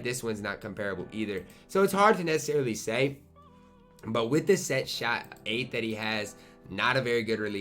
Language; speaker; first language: English; native; English